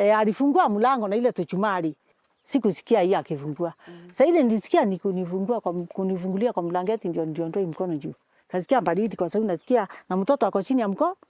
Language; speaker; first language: Swahili; non-native, local second language; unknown